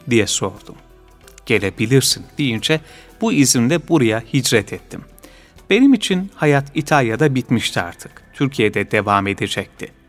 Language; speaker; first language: Turkish; native; Turkish